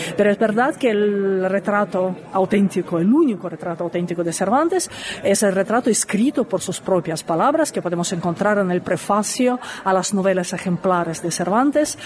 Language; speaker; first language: Spanish; non-native, fluent; Russian